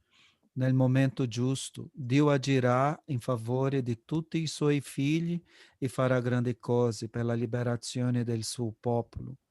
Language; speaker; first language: Italian; non-native, fluent; Portuguese